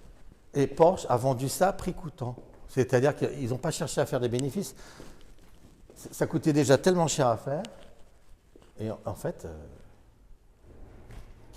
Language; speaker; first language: French; native; French